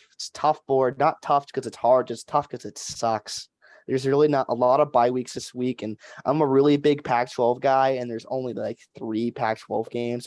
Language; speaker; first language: English; native; English